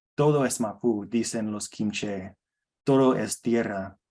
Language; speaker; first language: Spanish; non-native, learner; English